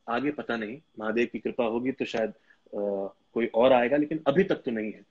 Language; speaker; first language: Hindi; native; Hindi